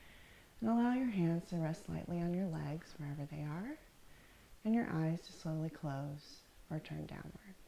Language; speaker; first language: English; native; English